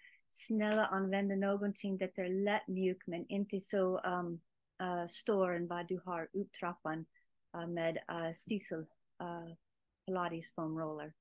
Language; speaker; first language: Swedish; non-native, learner; English